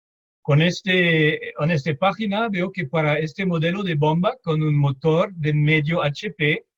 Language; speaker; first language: Spanish; non-native, fluent; French